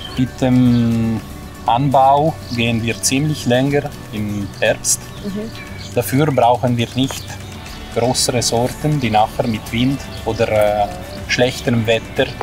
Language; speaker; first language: German; non-native, local second language; Italian